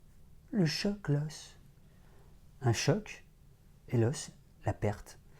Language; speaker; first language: French; native; French